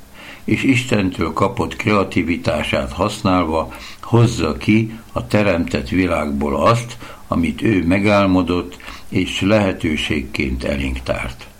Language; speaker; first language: Hungarian; native; Hungarian